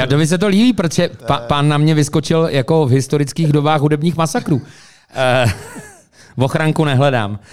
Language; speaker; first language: Czech; native; Czech